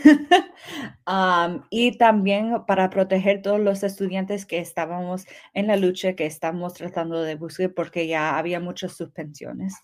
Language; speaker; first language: Spanish; early bilingual, heritage; English